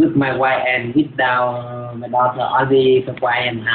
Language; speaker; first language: English; non-native, learner; Vietnamese